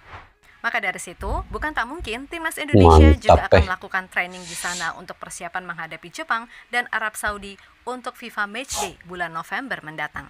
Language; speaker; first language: Indonesian; native; Indonesian